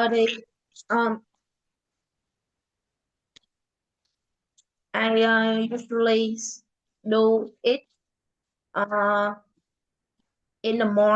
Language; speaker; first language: English; non-native, learner; Vietnamese